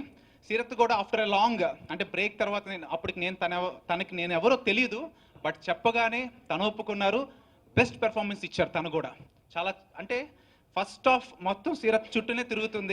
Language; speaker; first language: Telugu; native; Telugu